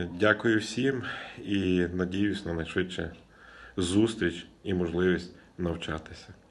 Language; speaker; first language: Ukrainian; native; Ukrainian